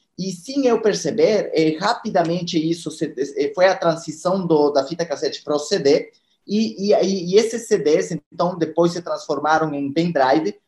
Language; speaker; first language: Portuguese; non-native, fluent; Spanish